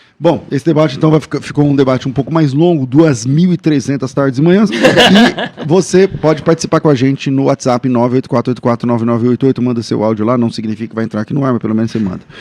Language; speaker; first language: Portuguese; native; Portuguese